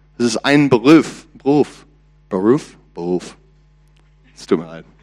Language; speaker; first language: German; non-native, learner; English